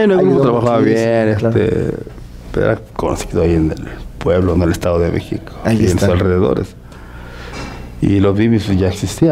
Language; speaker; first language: Spanish; native; Spanish